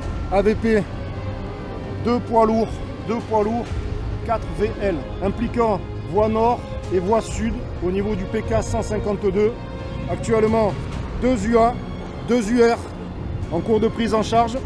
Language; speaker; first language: French; native; French